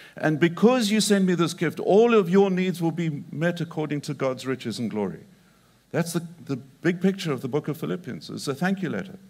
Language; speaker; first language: English; native; English